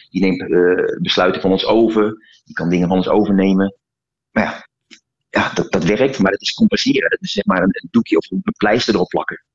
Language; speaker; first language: Dutch; native; Dutch